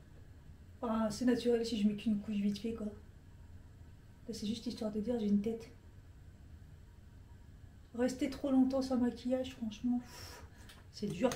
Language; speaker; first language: French; native; French